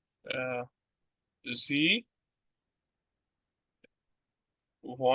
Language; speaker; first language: German; non-native, learner; Bangla